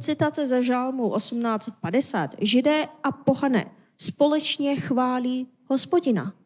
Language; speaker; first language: Czech; non-native, fluent; Korean